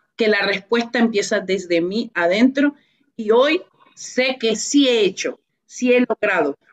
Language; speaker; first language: Spanish; native; Spanish